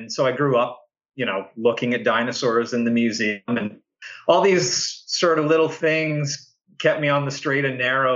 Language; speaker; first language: English; native; English